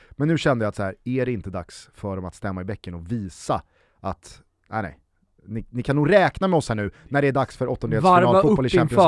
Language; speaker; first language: Swedish; native; Swedish